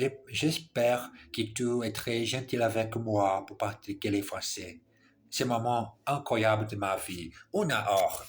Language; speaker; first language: French; non-native, learner; English